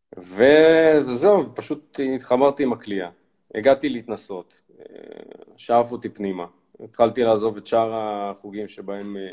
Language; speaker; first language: Hebrew; early bilingual, other home language; Russian